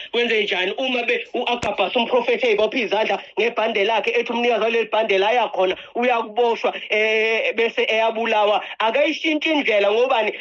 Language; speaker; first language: Zulu; native; Zulu